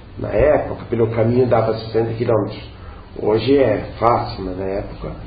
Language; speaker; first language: Portuguese; non-native, local second language; Venetian